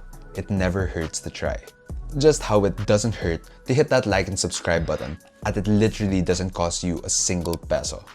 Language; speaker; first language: English; non-native, local second language; Filipino